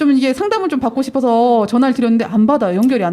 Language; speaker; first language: Korean; native; Korean